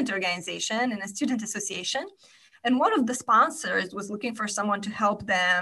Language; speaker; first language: English; non-native, fluent; Romanian